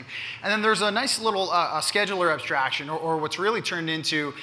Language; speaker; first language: English; native; English